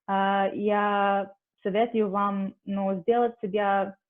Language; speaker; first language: Russian; non-native, learner; English